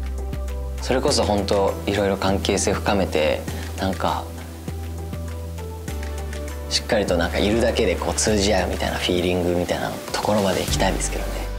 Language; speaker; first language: Japanese; native; Japanese